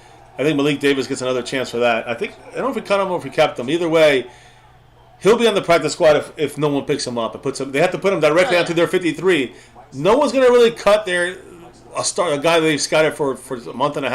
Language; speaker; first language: English; native; English